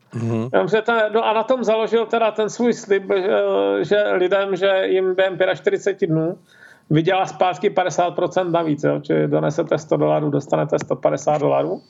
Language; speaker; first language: Czech; native; Czech